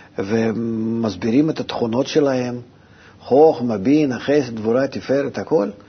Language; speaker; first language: Hebrew; non-native, fluent; Russian